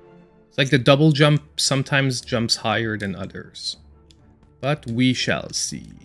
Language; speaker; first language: English; native; English